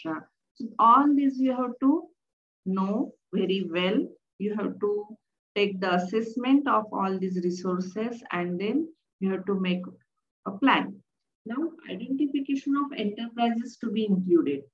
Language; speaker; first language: English; non-native, local second language; Marathi